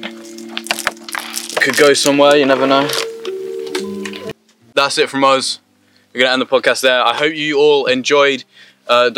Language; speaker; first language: English; native; English